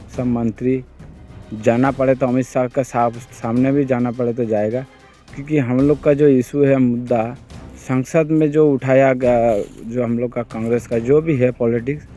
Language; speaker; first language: Hindi; non-native, local second language; Bangla